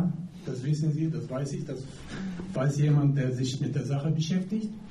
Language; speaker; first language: German; non-native, fluent; Arabic